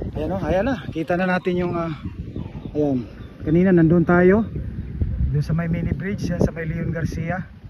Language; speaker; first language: Filipino; non-native, local second language; Cebuano